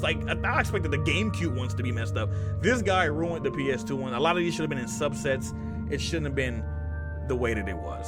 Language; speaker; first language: English; native; English